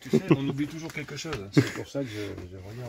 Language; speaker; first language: French; native; French